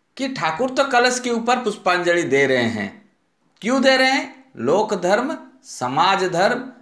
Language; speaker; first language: Hindi; non-native, local second language; Odia